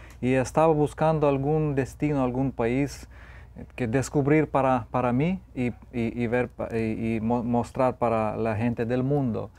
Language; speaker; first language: Spanish; non-native, learner; Lithuanian